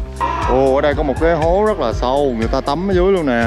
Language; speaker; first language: Vietnamese; native; Vietnamese